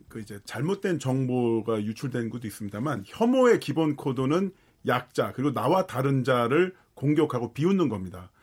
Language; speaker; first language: Korean; native; Korean